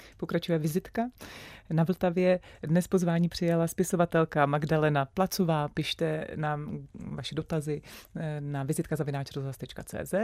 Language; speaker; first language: Czech; native; Czech